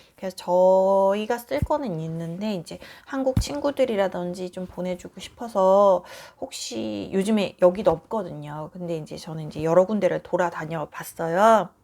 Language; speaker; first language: Korean; native; Korean